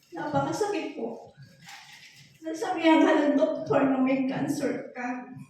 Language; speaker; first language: Filipino; native; Filipino